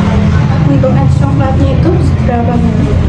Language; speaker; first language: Indonesian; native; Indonesian